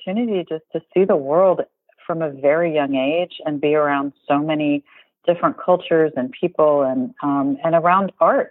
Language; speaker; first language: English; native; English